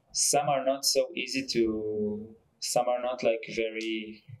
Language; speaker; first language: English; non-native, fluent; Hebrew